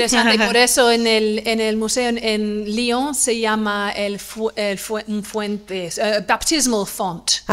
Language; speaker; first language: Spanish; non-native, fluent; English